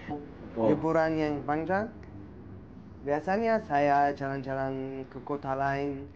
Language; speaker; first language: Indonesian; non-native, fluent; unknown